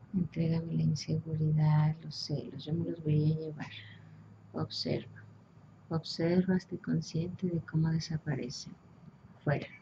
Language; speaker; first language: Spanish; native; Spanish